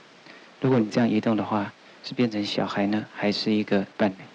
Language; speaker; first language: Chinese; native; Chinese